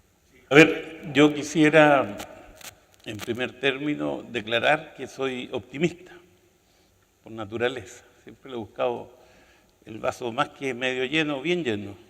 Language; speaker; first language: Spanish; native; Spanish